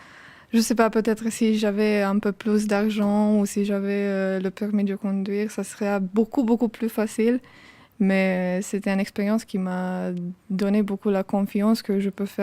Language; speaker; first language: French; non-native, fluent; Romanian